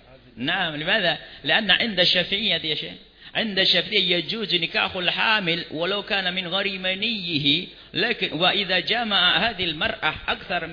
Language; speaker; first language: Arabic; non-native, fluent; Indonesian